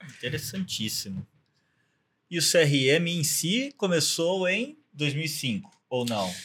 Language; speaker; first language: Portuguese; native; Portuguese